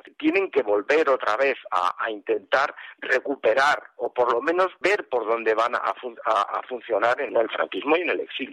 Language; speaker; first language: Spanish; native; Spanish